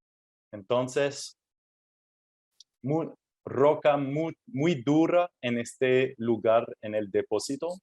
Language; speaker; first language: Spanish; non-native, fluent; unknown